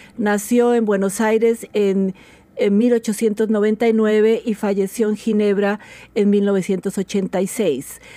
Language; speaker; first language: Spanish; native; Spanish